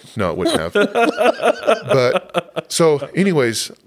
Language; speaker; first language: English; native; English